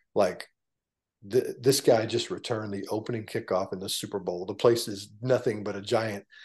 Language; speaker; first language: English; native; English